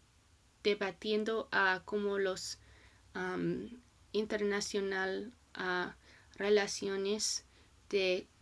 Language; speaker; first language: Spanish; non-native, learner; English